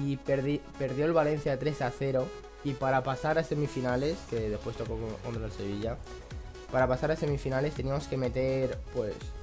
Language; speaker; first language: Spanish; native; Spanish